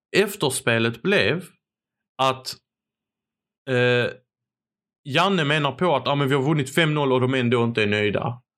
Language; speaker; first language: Swedish; early bilingual, other home language; Arabic